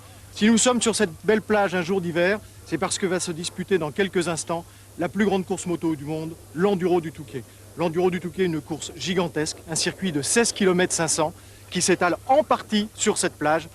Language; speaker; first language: French; native; French